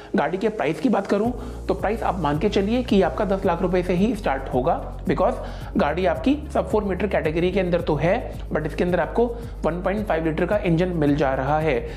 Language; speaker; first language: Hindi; native; Hindi